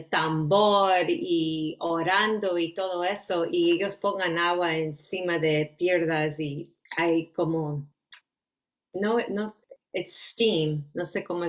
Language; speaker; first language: Spanish; early bilingual, heritage; Spanish